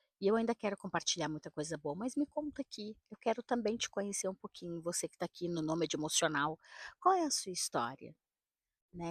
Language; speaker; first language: Portuguese; native; Portuguese